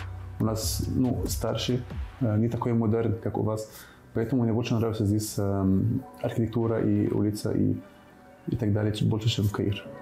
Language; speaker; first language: Russian; non-native, fluent; Arabic